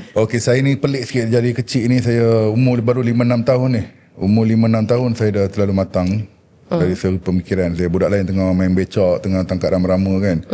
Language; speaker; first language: Malay; non-native, local second language; Tamil